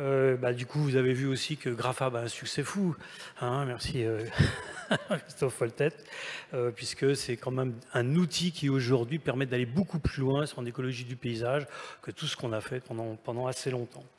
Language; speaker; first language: French; native; French